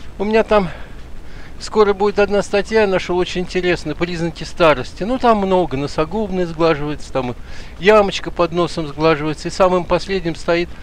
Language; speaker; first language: Russian; native; Russian